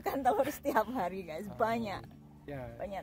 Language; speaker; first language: Indonesian; native; Indonesian